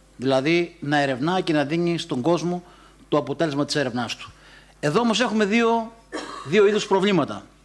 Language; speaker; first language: Greek; native; Greek